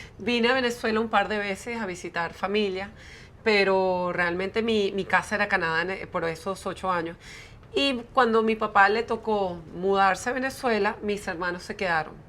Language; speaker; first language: Spanish; early bilingual, heritage; Spanish